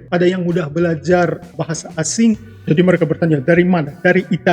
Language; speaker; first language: Indonesian; non-native, fluent; Russian